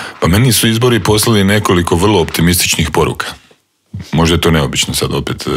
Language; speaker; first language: Croatian; native; Croatian